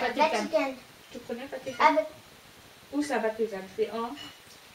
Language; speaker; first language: French; non-native, fluent; Filipino